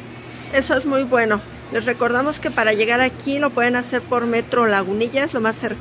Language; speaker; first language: Spanish; native; Spanish